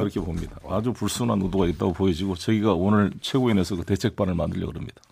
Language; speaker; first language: Korean; native; Korean